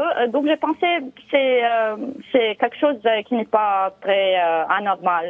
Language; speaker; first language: French; non-native, local second language; Arabic